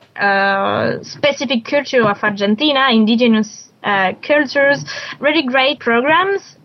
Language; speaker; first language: English; non-native, learner; French